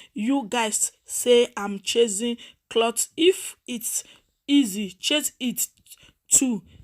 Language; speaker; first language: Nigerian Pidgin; non-native, local second language; Yoruba